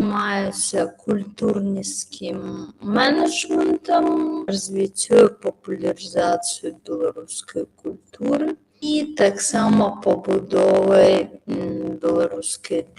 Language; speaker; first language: Belarusian; non-native, local second language; Russian